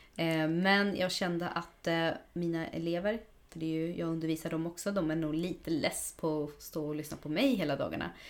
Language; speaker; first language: Swedish; native; Swedish